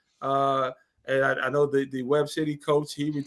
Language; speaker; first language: English; native; English